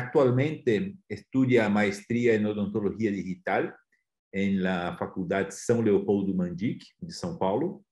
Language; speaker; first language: Spanish; non-native, fluent; Portuguese